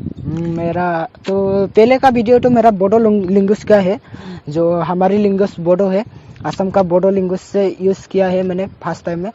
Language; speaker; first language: Hindi; non-native, local second language; Bodo